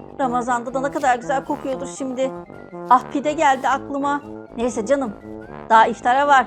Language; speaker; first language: Turkish; native; Turkish